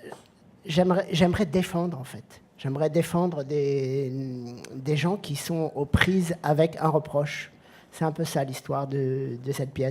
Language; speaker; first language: French; native; French